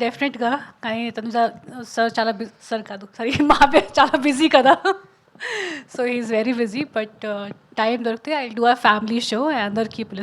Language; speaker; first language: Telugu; non-native, learner; Hindi